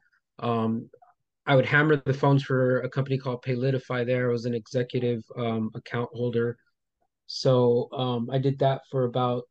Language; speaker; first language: English; native; English